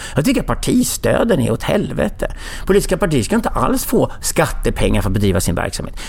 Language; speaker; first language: Swedish; native; Swedish